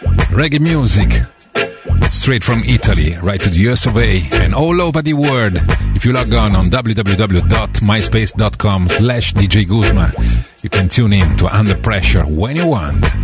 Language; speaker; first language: English; non-native, fluent; Italian